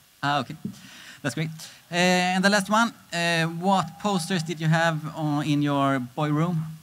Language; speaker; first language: English; non-native, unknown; Swedish